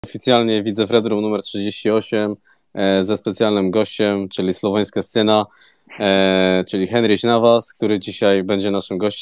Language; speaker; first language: Polish; native; Polish